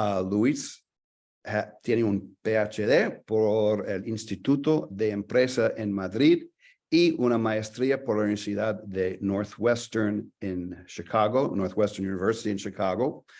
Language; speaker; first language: Spanish; non-native, fluent; English